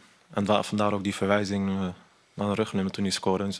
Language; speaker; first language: Dutch; early bilingual, other home language; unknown